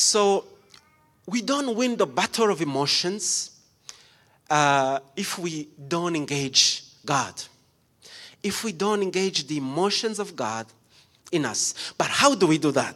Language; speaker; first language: English; non-native, local second language; Kinyarwanda